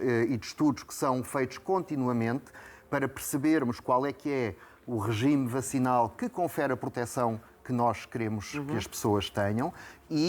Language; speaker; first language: Portuguese; native; Portuguese